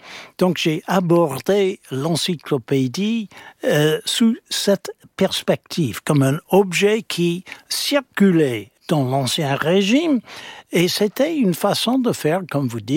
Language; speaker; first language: French; non-native, fluent; English